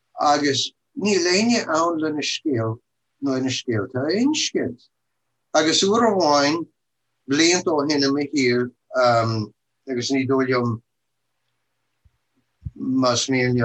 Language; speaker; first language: Irish; non-native, learner; English